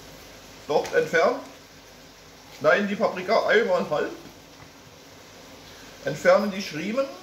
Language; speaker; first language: German; native; German